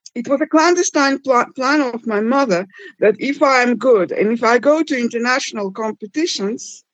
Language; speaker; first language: English; non-native, fluent; German